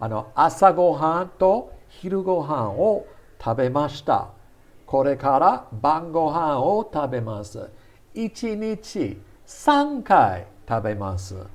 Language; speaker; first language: Japanese; non-native, fluent; English